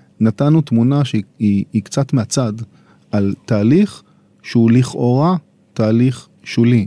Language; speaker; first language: Hebrew; native; Hebrew